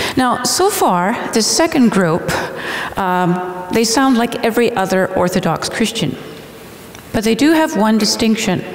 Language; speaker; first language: English; native; English